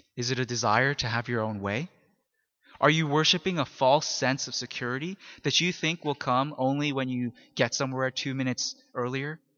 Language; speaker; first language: English; native; English